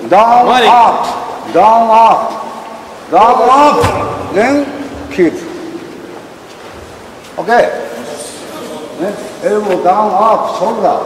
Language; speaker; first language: English; non-native, learner; Japanese